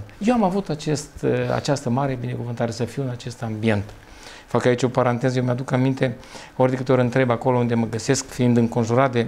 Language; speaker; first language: Romanian; native; Romanian